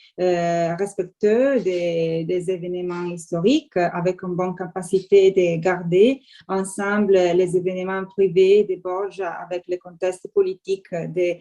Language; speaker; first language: French; non-native, fluent; Italian